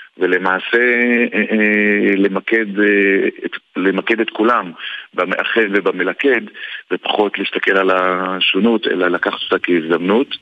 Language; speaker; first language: Hebrew; non-native, local second language; Arabic